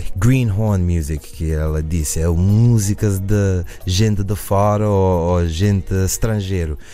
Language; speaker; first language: Portuguese; early bilingual, other home language; English